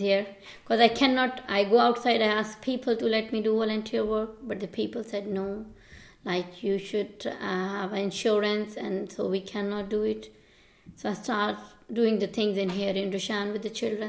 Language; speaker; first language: English; non-native, local second language; Urdu